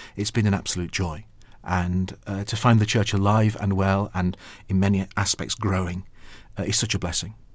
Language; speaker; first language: English; native; English